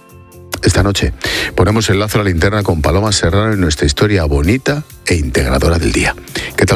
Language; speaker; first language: Spanish; native; Spanish